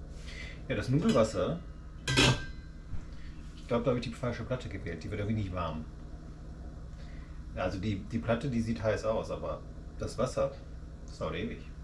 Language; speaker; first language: German; native; German